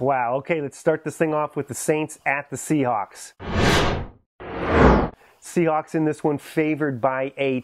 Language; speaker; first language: English; native; English